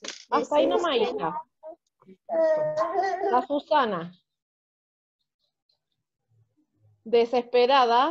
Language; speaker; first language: Spanish; native; Spanish